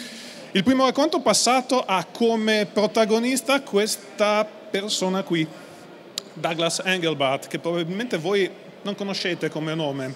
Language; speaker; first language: Italian; native; Italian